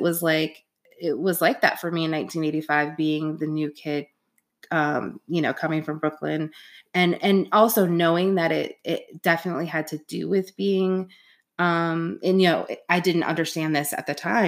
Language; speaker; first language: English; native; English